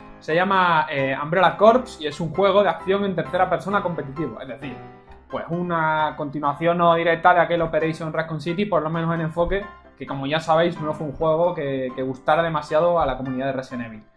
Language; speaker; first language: Spanish; native; Spanish